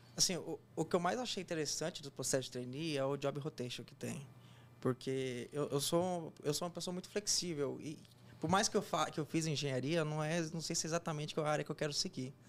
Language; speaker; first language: Portuguese; native; Portuguese